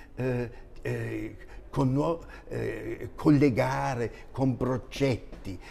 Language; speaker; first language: Italian; non-native, fluent; German